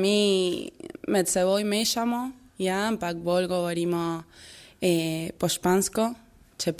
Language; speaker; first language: Slovenian; early bilingual, heritage; Spanish